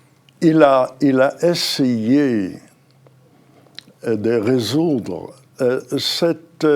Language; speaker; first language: French; non-native, fluent; Hebrew